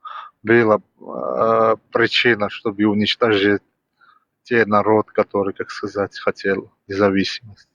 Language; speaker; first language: Russian; non-native, fluent; Georgian